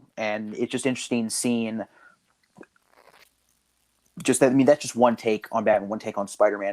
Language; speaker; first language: English; native; English